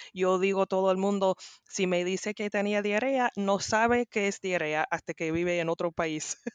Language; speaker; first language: Spanish; non-native, learner; English